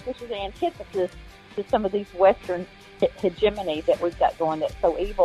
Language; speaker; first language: English; native; English